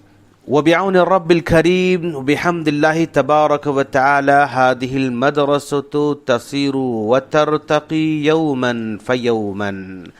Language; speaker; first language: Arabic; non-native, fluent; Urdu